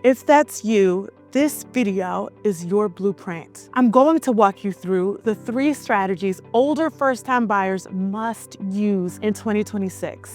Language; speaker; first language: English; native; English